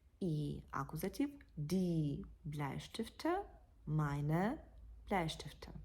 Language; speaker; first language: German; non-native, fluent; Ukrainian